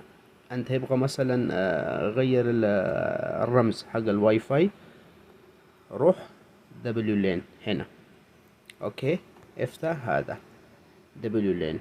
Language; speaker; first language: Arabic; non-native, learner; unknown